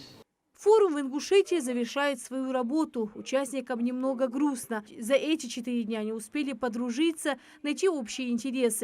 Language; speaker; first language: Russian; native; Russian